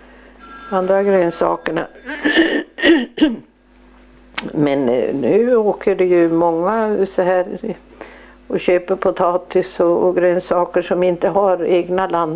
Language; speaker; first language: Swedish; native; Swedish